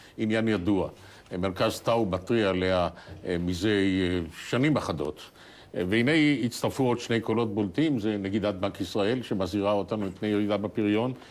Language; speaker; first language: Hebrew; native; Hebrew